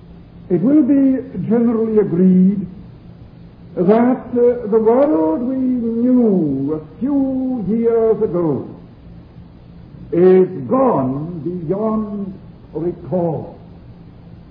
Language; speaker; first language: English; non-native, local second language; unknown